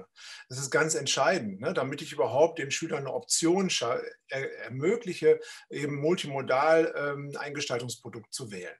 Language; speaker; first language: German; native; German